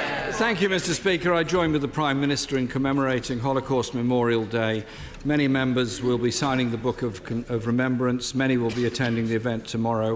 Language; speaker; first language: English; native; English